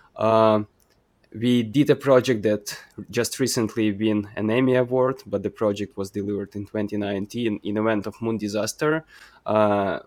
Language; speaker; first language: English; non-native, fluent; Ukrainian